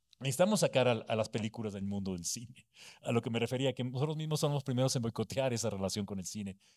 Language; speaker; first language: Spanish; native; Spanish